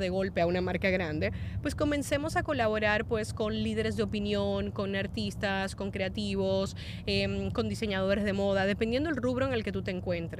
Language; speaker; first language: Spanish; native; Spanish